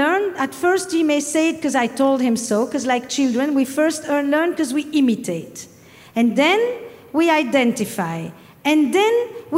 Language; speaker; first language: English; non-native, fluent; French